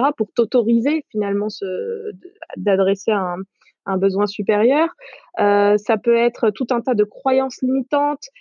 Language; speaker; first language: French; non-native, local second language; Arabic